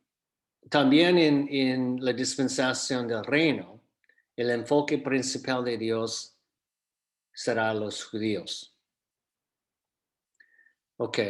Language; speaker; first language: Spanish; non-native, fluent; English